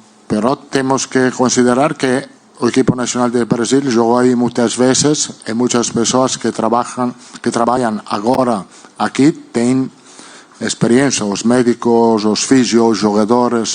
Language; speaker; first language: Portuguese; non-native, fluent; Italian